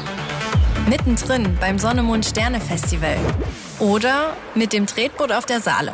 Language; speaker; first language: German; native; German